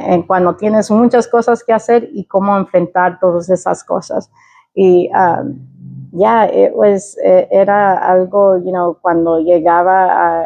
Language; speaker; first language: Spanish; early bilingual, heritage; Spanish